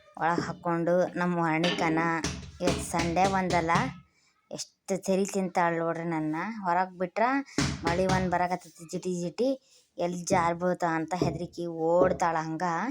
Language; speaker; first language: Kannada; native; Kannada